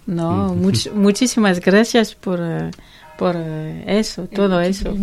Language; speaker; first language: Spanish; non-native, learner; French